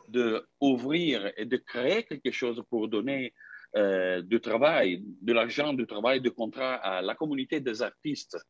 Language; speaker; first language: French; non-native, fluent; Italian